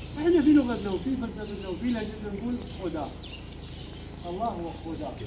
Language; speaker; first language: Arabic; non-native, local second language; Kurdish